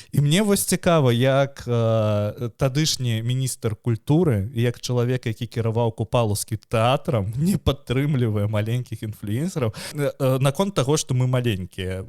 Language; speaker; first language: Belarusian; non-native, local second language; Russian